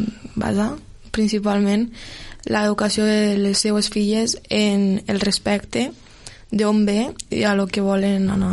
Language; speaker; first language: Catalan; early bilingual, other home language; Romanian